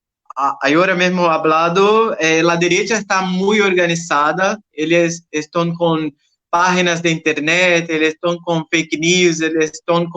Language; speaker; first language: Spanish; non-native, learner; Portuguese